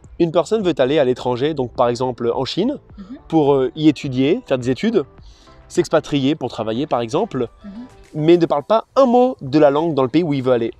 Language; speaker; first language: French; native; French